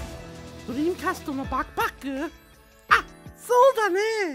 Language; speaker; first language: Japanese; non-native, fluent; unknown